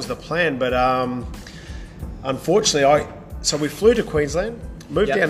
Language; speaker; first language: English; native; English